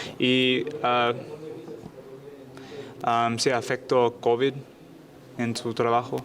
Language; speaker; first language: Spanish; non-native, learner; English